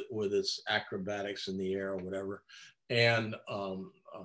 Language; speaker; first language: English; native; English